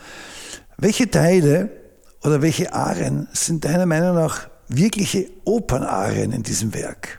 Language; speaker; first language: German; native; German